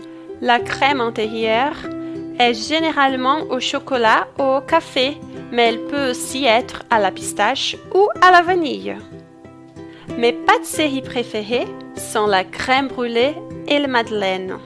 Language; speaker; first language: French; non-native, fluent; Portuguese